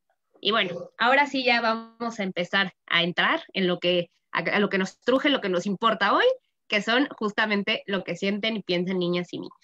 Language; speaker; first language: Spanish; native; Spanish